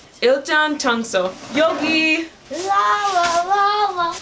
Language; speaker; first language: Korean; non-native, learner; English